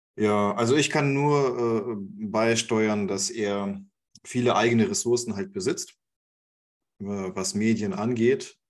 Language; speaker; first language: German; non-native, fluent; Russian